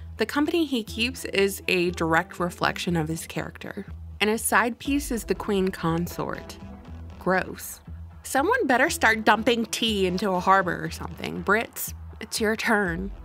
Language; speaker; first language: English; native; English